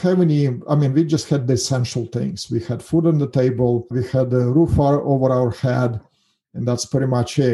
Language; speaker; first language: English; non-native, fluent; Russian